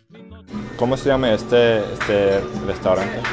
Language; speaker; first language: Spanish; non-native, learner; English